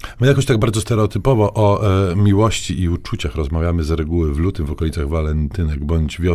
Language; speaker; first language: Polish; native; Polish